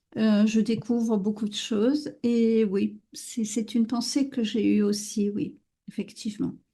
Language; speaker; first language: French; native; French